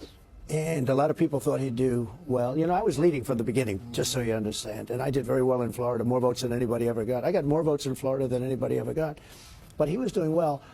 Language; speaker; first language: English; native; English